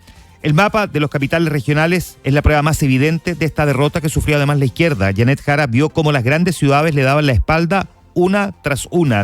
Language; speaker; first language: Spanish; native; Spanish